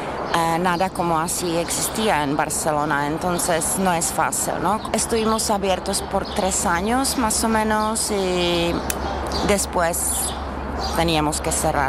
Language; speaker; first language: Spanish; non-native, learner; Czech